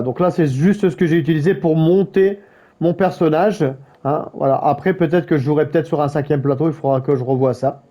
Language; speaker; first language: French; native; French